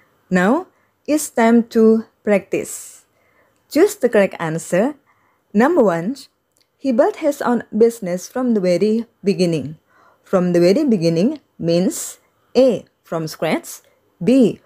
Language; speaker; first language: English; non-native, fluent; Indonesian